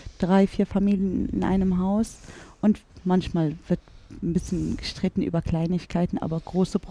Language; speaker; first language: German; early bilingual, other home language; Arabic